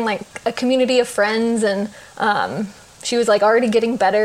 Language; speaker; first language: English; native; English